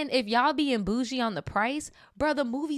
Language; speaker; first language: English; native; English